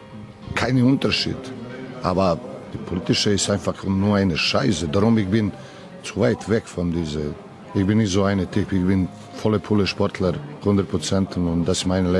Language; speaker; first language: German; non-native, learner; Serbian